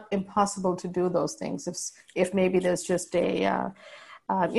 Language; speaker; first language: English; native; English